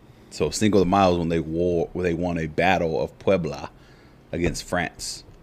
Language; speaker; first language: English; early bilingual, other home language; Spanish